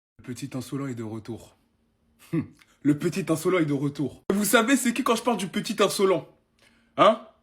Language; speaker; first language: French; native; French